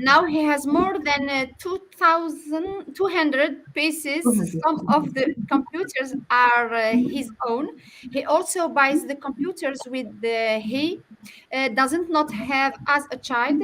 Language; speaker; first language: English; non-native, learner; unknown